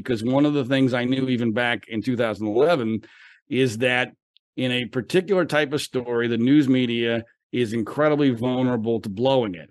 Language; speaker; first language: English; native; English